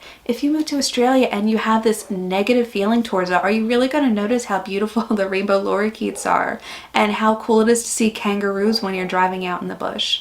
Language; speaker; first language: English; native; English